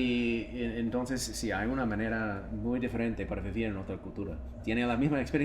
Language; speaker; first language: Spanish; non-native, fluent; English